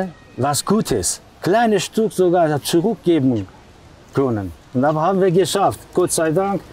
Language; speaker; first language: German; non-native, learner; Armenian